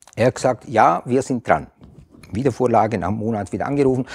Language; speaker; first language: German; native; German